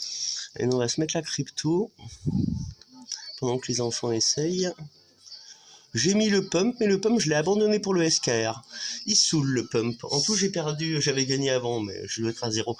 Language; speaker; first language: French; native; French